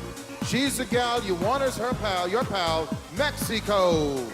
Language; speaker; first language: English; native; English